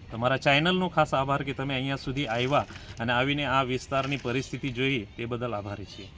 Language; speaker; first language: Gujarati; non-native, local second language; Marathi